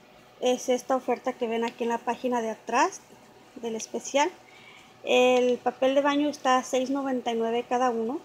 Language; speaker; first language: Spanish; native; Spanish